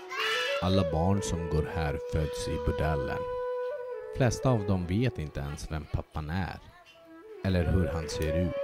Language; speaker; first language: Swedish; non-native, fluent; Bangla